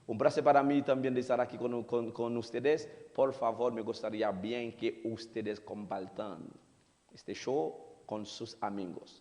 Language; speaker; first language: Spanish; non-native, learner; Haitian Creole